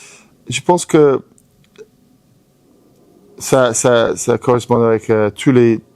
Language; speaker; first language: French; non-native, fluent; English